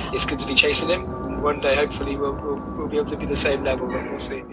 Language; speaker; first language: English; native; English